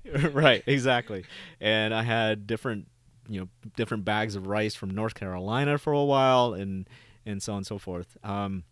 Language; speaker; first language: English; early bilingual, other home language; Vietnamese